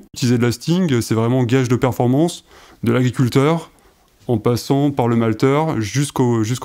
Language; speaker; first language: French; native; French